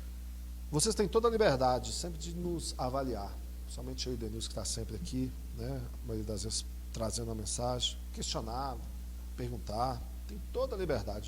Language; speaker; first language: Portuguese; native; Portuguese